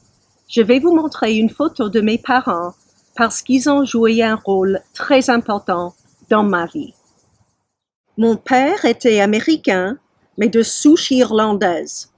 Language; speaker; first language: French; early bilingual, heritage; French